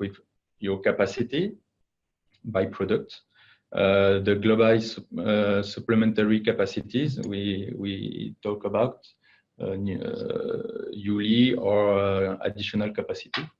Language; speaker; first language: English; non-native, fluent; French